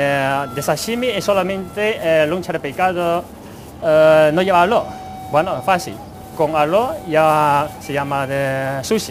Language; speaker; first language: Spanish; non-native, learner; Chinese